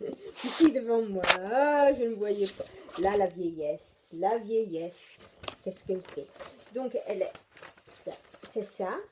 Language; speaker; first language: French; non-native, fluent; Italian